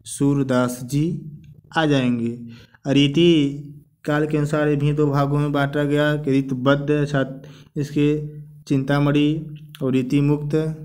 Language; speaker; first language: Hindi; native; Hindi